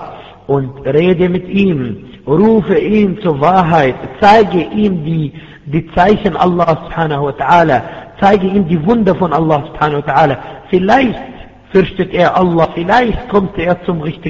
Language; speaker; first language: German; non-native, fluent; Arabic